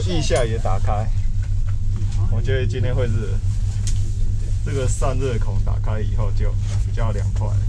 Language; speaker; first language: Chinese; native; Chinese